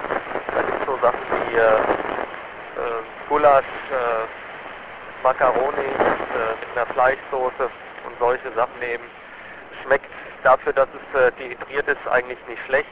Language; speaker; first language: German; native; German